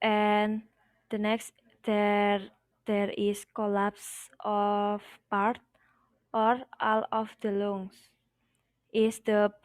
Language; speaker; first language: English; non-native, learner; Indonesian